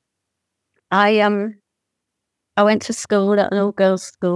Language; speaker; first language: English; native; English